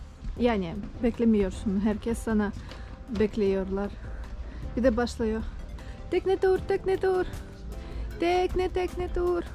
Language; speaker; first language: Turkish; non-native, learner; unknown